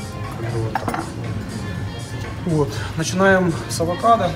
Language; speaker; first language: Russian; native; Russian